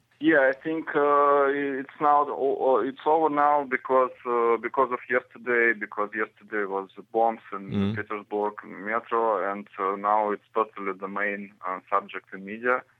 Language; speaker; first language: English; non-native, learner; Russian